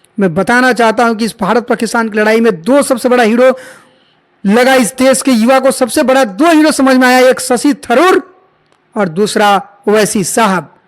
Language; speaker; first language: Hindi; native; Hindi